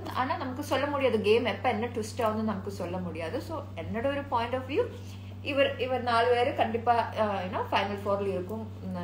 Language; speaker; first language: Tamil; non-native, learner; Malayalam